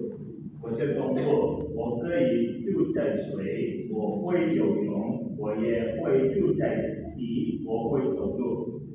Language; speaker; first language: Chinese; non-native, learner; Indonesian